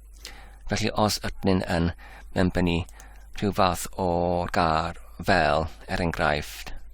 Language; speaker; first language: Welsh; non-native, learner; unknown